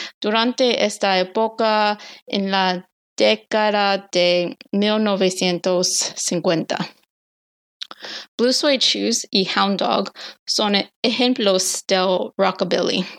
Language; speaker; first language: Spanish; non-native, learner; English